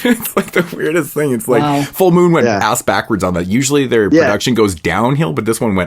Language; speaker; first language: English; native; English